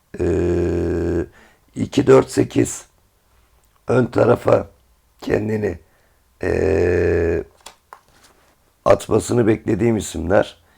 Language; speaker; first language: Turkish; native; Turkish